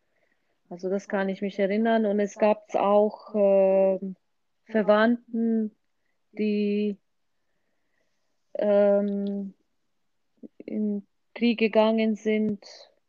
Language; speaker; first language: German; non-native, fluent; Croatian